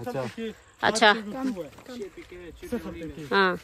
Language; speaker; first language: Hindi; non-native, local second language; Telugu